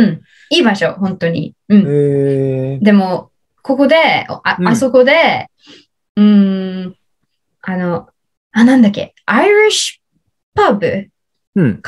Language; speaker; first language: Japanese; non-native, learner; English